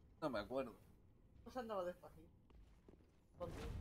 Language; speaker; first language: Spanish; native; Spanish